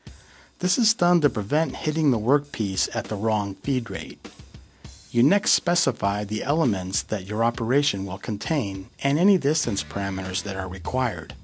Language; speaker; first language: English; native; English